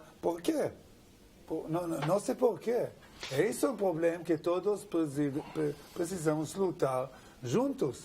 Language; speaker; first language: Portuguese; non-native, learner; Hebrew